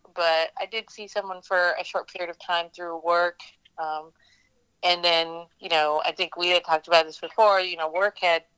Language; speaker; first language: English; native; English